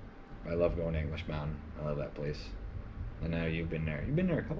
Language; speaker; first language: English; native; English